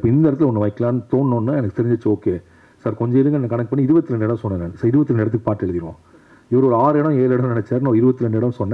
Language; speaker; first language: Tamil; native; Tamil